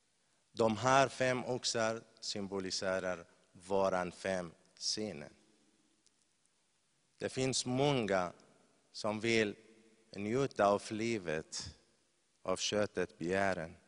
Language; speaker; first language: Swedish; non-native, fluent; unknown